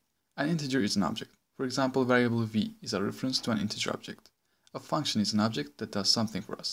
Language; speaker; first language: English; non-native, fluent; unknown